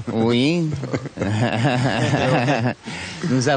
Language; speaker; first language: French; non-native, fluent; English